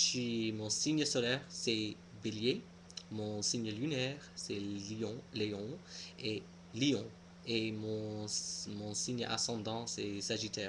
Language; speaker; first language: French; non-native, fluent; English